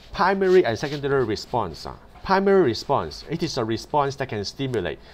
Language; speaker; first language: English; non-native, local second language; Cantonese